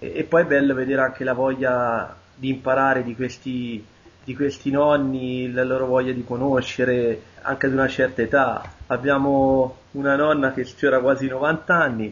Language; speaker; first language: Italian; native; Italian